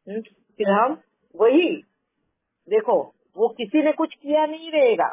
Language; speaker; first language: Hindi; native; Hindi